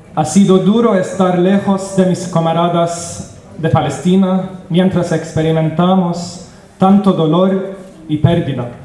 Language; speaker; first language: Spanish; non-native, learner; Arabic